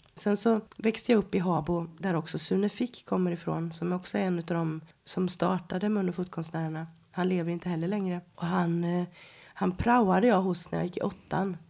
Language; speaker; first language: Swedish; native; Swedish